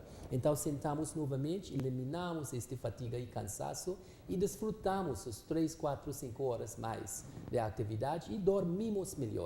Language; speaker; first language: Portuguese; non-native, fluent; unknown